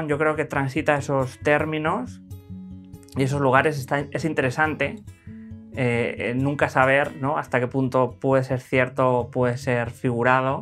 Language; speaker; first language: Spanish; native; Spanish